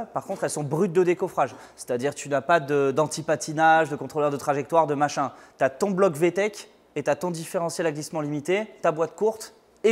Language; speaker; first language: French; native; French